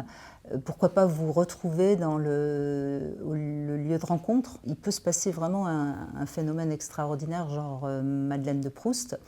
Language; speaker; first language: French; native; French